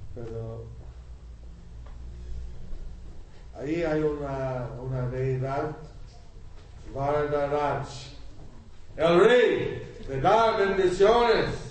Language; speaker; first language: Spanish; non-native, learner; English